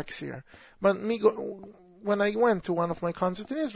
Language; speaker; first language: English; non-native, fluent; Hebrew